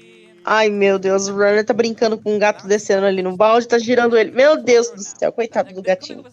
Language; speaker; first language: Portuguese; native; Portuguese